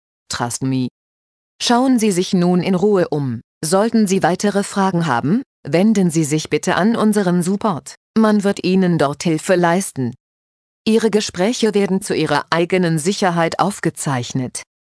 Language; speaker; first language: German; native; German